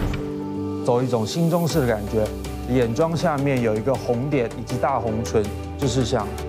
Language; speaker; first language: Chinese; native; Chinese